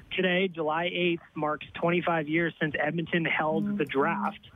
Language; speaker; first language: English; native; English